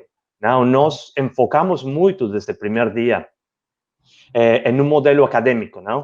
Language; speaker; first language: Portuguese; non-native, learner; Spanish